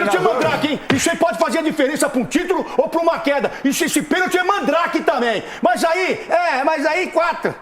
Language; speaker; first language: Portuguese; native; Portuguese